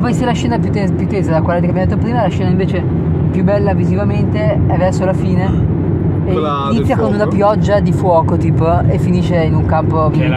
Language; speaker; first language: Italian; native; Italian